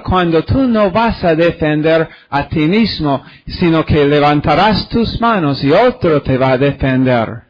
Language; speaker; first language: Spanish; non-native, fluent; English